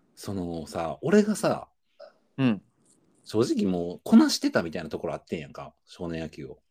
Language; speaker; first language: Japanese; native; Japanese